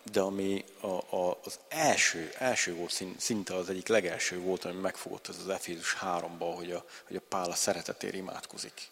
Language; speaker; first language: Hungarian; native; Hungarian